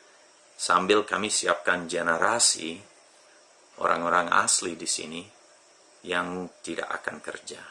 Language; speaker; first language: Indonesian; non-native, fluent; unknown